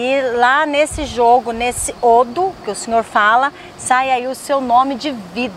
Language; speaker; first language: Portuguese; native; Portuguese